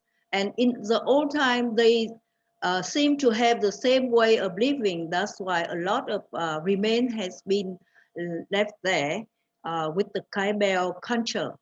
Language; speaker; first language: English; non-native, fluent; Vietnamese